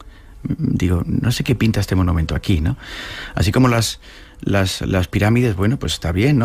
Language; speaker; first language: Spanish; native; Spanish